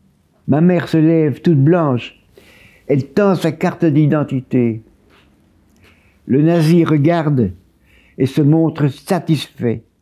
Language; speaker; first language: French; native; French